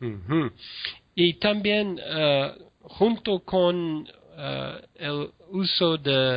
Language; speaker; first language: Spanish; non-native, learner; English